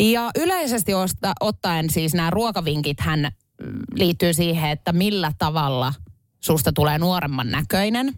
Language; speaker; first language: Finnish; native; Finnish